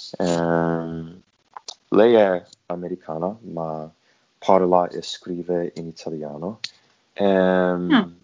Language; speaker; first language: Italian; non-native, learner; English